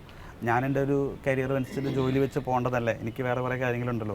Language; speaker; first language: Malayalam; native; Malayalam